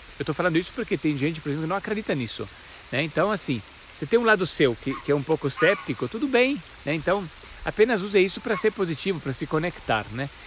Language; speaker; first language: Portuguese; non-native, fluent; Italian